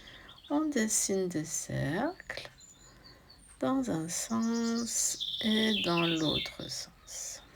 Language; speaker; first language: French; native; French